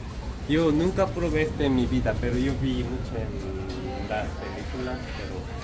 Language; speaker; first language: Spanish; non-native, learner; Korean